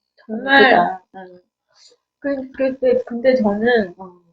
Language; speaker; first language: Korean; native; Korean